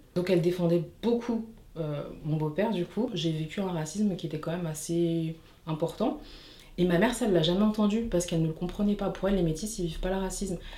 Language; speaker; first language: French; native; French